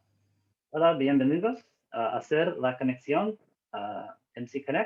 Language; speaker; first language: Spanish; non-native, learner; English